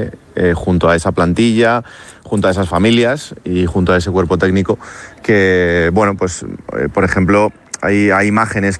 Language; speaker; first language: Spanish; native; Spanish